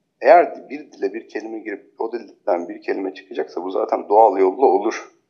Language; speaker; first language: Turkish; native; Turkish